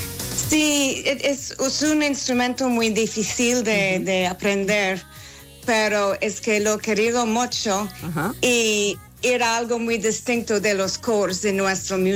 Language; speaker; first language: Spanish; non-native, learner; English